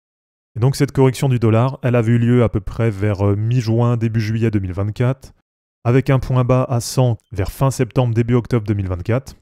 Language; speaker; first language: French; native; French